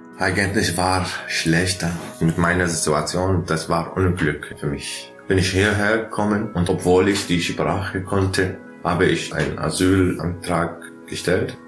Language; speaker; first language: German; non-native, fluent; Arabic